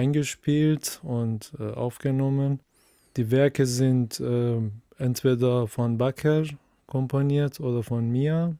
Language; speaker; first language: German; non-native, fluent; Persian